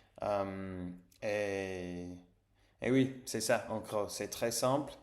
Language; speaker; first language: French; non-native, learner; English